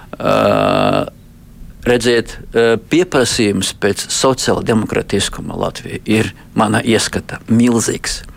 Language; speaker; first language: Latvian; non-native, local second language; Russian